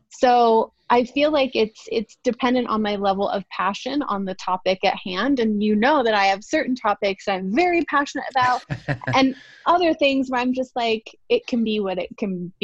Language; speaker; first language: English; native; English